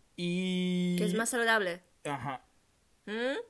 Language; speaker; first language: Spanish; non-native, fluent; German